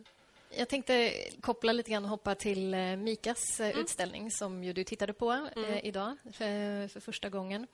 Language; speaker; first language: Swedish; native; Swedish